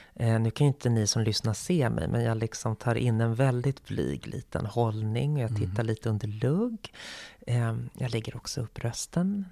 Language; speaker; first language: Swedish; native; Swedish